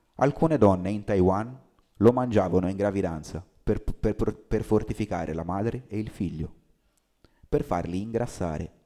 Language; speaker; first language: Italian; native; Italian